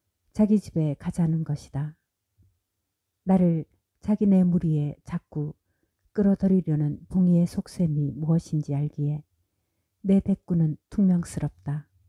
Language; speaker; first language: Korean; native; Korean